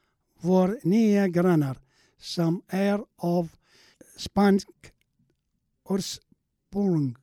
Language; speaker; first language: Swedish; non-native, learner; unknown